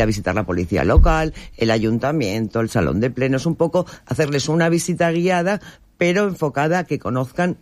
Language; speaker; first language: Spanish; native; Spanish